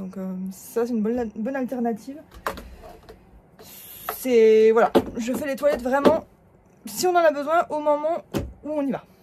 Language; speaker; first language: French; native; French